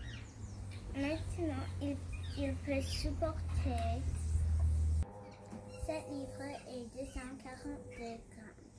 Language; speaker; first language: French; non-native, learner; English